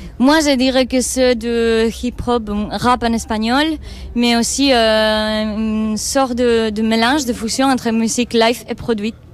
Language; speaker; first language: French; non-native, fluent; Spanish